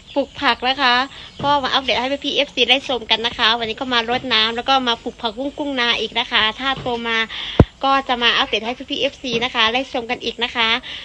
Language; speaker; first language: Thai; non-native, local second language; Shan